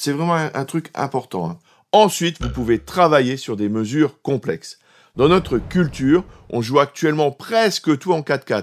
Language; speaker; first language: French; native; French